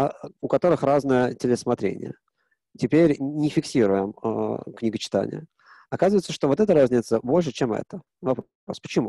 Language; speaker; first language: Russian; native; Russian